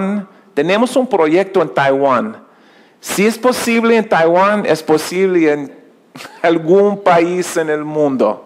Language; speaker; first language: Spanish; non-native, learner; English